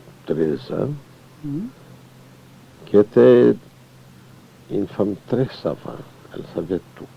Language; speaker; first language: French; non-native, fluent; Portuguese